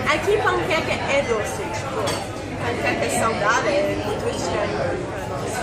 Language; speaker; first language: Portuguese; non-native, fluent; English